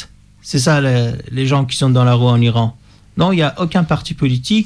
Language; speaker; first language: French; non-native, fluent; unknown